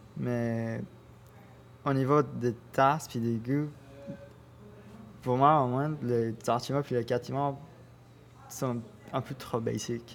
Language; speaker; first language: French; non-native, learner; Spanish